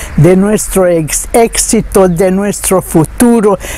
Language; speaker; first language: Spanish; non-native, fluent; Hungarian